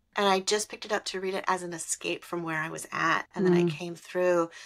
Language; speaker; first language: English; native; English